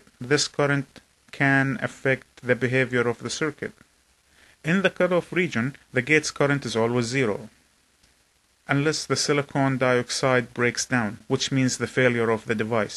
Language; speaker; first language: English; non-native, fluent; Arabic